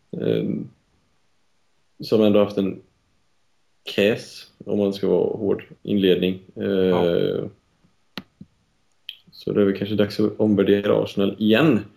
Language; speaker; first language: Swedish; native; Swedish